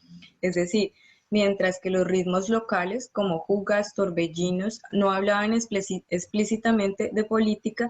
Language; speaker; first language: Spanish; native; Spanish